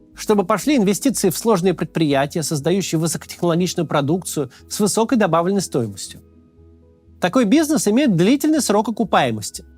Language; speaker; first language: Russian; native; Russian